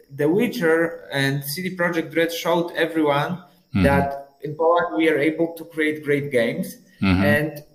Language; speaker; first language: English; non-native, fluent; Polish